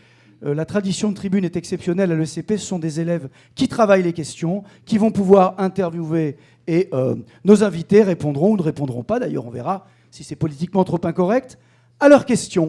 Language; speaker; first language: French; native; French